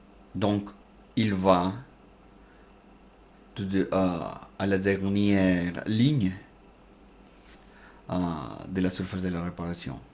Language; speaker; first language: French; non-native, learner; Spanish